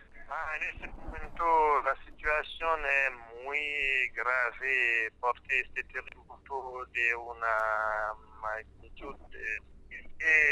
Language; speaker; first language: Spanish; non-native, fluent; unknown